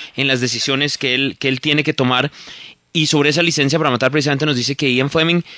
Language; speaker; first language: Spanish; native; Spanish